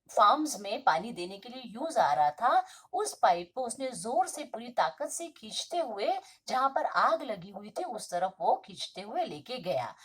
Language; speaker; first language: Hindi; non-native, local second language; Marathi